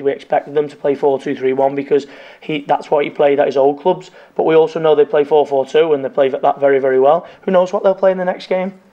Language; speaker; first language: English; native; English